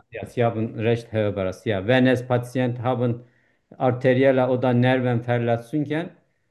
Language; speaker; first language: German; non-native, learner; Turkish